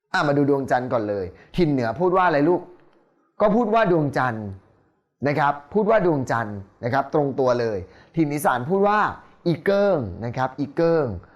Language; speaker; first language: Thai; native; Thai